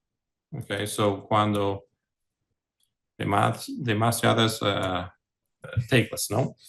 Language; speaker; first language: Spanish; early bilingual, heritage; English